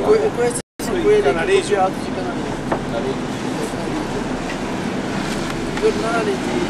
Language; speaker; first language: Italian; non-native, learner; Portuguese